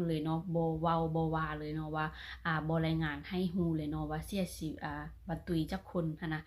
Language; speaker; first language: Thai; non-native, local second language; Northeastern Thai